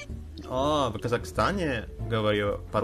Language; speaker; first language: Russian; non-native, learner; Indonesian